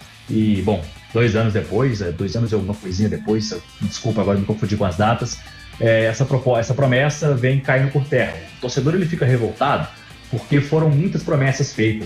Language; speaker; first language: Portuguese; native; Portuguese